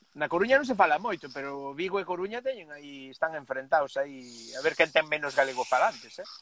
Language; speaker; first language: Galician; non-native, local second language; Spanish